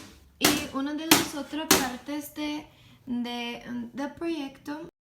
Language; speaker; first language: Spanish; non-native, learner; English